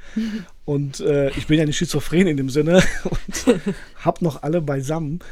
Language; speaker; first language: German; early bilingual, other home language; Polish